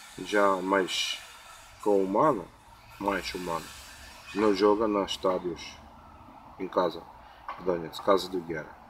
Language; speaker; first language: Portuguese; non-native, learner; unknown